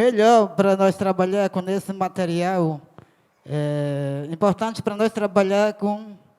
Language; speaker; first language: Portuguese; non-native, local second language; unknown